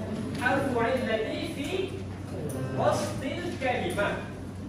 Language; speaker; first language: Arabic; non-native, learner; Malay